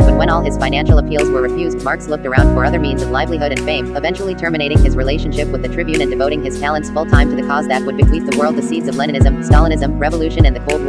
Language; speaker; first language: English; native; English